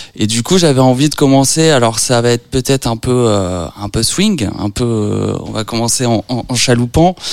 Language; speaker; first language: French; native; French